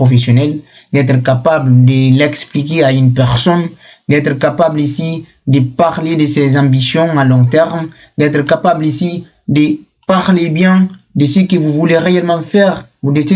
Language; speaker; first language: French; non-native, local second language; Fula